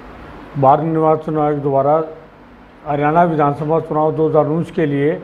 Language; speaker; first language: Hindi; native; Hindi